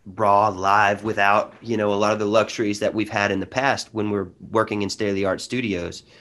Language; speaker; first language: English; native; English